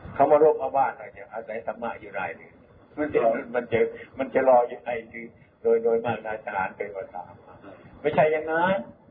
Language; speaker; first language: Thai; non-native, local second language; Lao